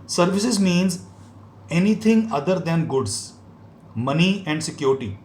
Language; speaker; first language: English; non-native, local second language; Punjabi